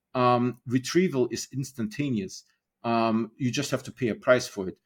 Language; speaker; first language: English; non-native, fluent; German